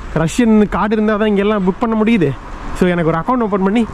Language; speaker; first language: English; non-native, local second language; Tamil